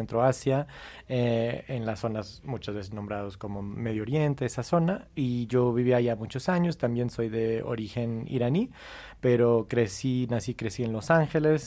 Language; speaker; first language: Spanish; non-native, fluent; English